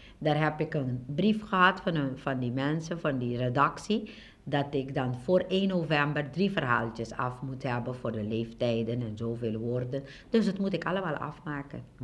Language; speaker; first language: Dutch; non-native, local second language; Papiamento